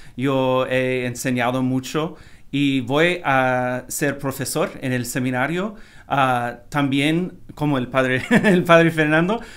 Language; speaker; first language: Spanish; non-native, learner; English